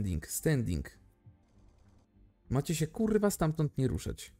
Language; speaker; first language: Polish; native; Polish